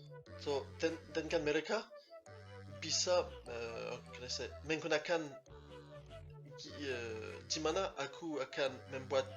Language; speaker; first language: Indonesian; non-native, learner; French